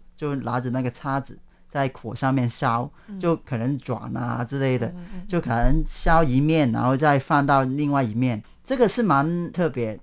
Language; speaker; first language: Chinese; non-native, local second language; Cantonese